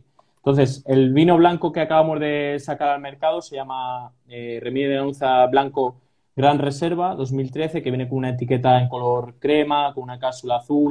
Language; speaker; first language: Spanish; native; Spanish